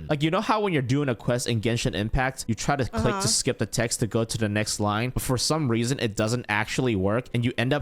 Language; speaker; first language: English; native; English